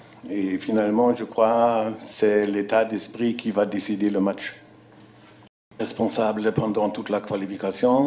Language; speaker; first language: French; non-native, fluent; German